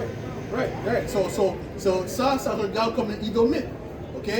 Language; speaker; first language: French; non-native, learner; English